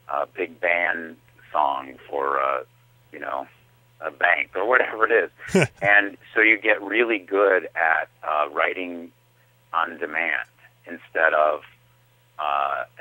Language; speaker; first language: English; native; English